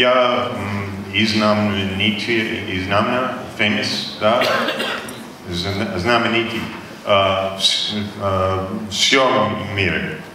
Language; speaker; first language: Russian; non-native, learner; English